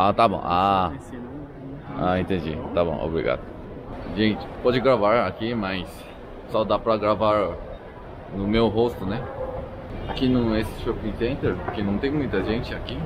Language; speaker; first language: Portuguese; non-native, learner; Korean